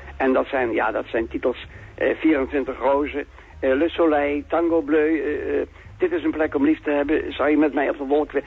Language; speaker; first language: Dutch; native; Dutch